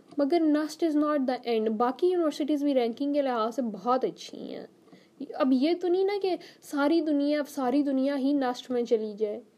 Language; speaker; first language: Urdu; native; Urdu